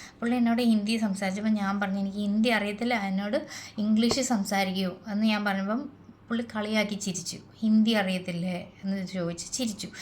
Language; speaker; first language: Malayalam; native; Malayalam